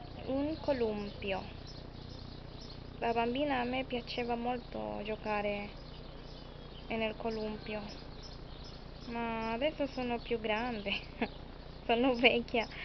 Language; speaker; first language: Italian; non-native, learner; Spanish